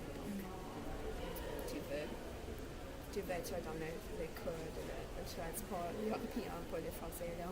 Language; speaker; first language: French; non-native, learner; English